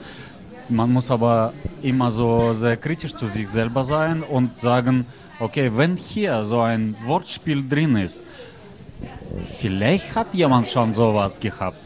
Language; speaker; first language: German; non-native, fluent; Russian